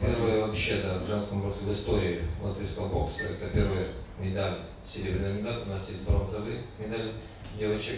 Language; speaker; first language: Russian; native; Russian